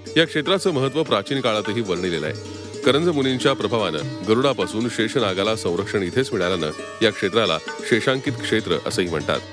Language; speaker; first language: Marathi; native; Marathi